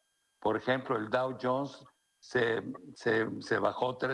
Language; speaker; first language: Spanish; native; Spanish